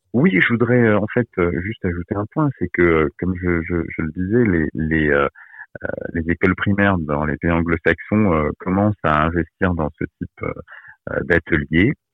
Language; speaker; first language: French; native; French